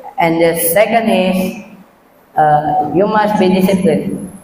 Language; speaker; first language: English; non-native, learner; Indonesian